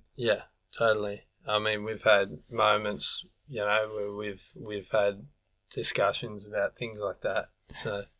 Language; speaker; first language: English; native; English